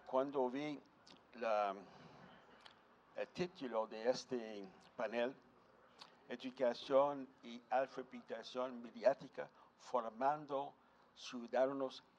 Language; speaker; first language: Spanish; non-native, fluent; English